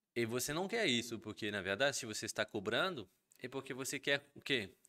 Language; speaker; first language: Portuguese; non-native, fluent; French